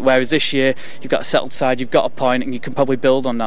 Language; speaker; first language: English; native; English